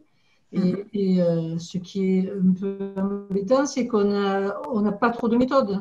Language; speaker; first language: French; native; French